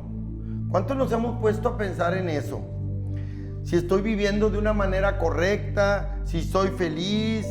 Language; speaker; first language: Spanish; native; Spanish